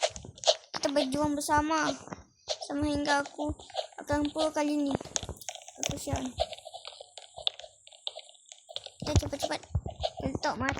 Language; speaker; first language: Malay; native; Malay